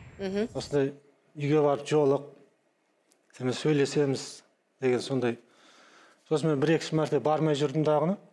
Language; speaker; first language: Kazakh; native; Kazakh